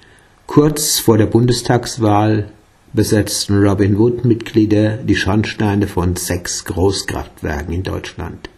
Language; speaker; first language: German; native; German